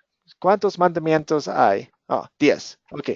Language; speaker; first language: Spanish; non-native, fluent; English